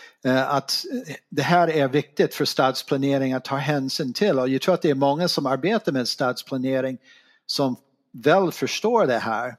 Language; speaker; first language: Swedish; non-native, fluent; English